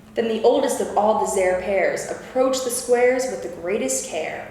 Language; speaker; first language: English; native; English